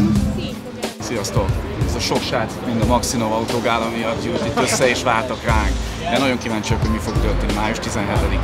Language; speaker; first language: Hungarian; native; Hungarian